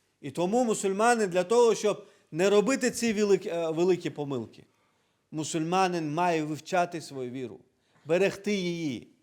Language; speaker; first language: Ukrainian; non-native, local second language; Crimean Tatar